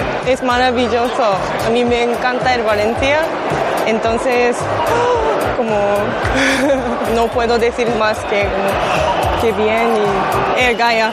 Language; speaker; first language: Spanish; non-native, learner; Japanese